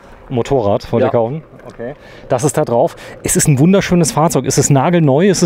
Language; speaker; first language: German; native; German